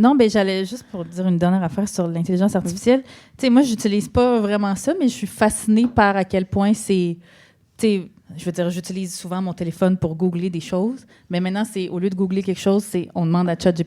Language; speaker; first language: French; native; French